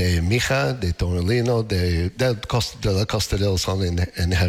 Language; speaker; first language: Spanish; non-native, learner; English